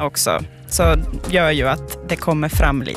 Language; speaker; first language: Swedish; native; Swedish